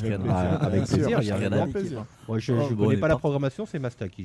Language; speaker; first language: French; native; French